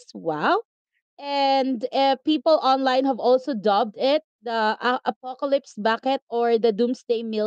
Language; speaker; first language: English; non-native, local second language; Filipino